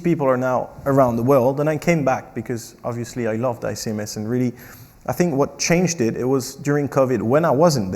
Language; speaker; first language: English; non-native, fluent; French